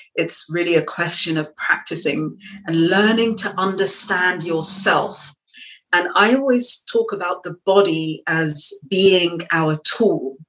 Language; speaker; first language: English; native; English